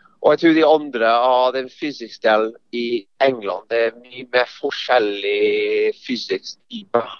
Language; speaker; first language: Norwegian; non-native, fluent; English